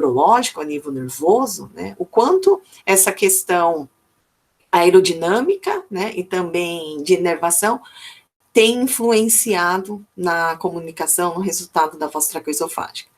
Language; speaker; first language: Portuguese; native; Portuguese